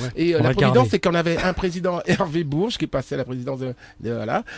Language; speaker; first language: French; native; French